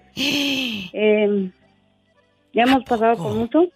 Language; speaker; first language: Spanish; native; Spanish